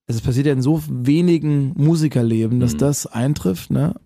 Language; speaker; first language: German; native; German